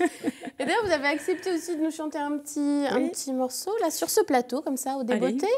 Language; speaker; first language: French; native; French